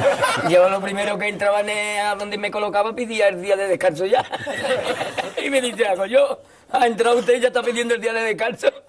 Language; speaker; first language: Spanish; native; Spanish